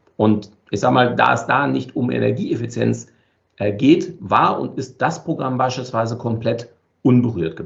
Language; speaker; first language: German; native; German